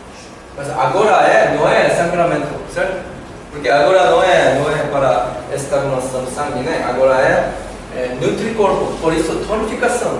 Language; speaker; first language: Portuguese; non-native, learner; Korean